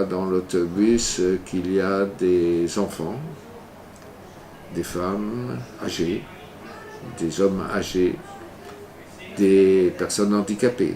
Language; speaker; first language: French; native; French